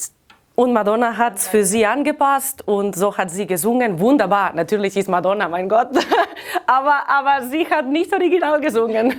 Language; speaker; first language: German; non-native, fluent; Catalan